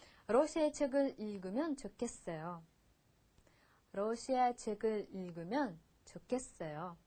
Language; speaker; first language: Korean; non-native, fluent; Russian